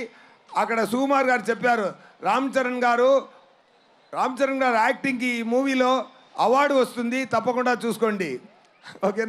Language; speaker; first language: Telugu; non-native, learner; Tamil